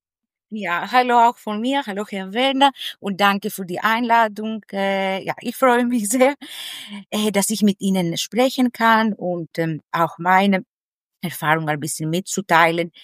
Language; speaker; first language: German; non-native, fluent; Greek